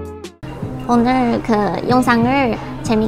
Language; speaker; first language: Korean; non-native, learner; Chinese